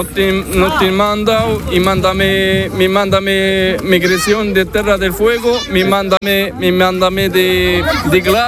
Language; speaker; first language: Spanish; non-native, learner; Arabic